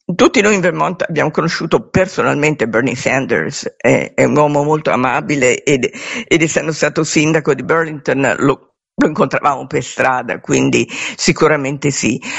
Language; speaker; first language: Italian; native; Italian